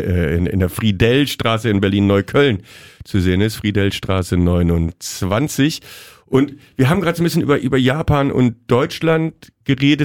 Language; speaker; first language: German; native; German